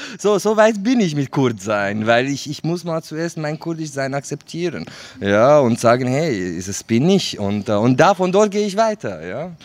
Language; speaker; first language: German; non-native, fluent; Kurdish